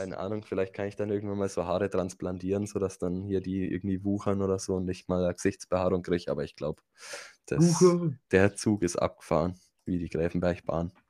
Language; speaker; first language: German; native; German